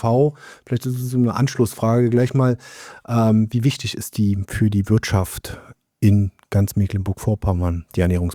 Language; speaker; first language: German; native; German